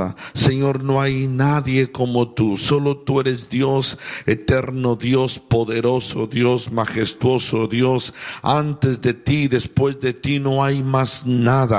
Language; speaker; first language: Spanish; native; Spanish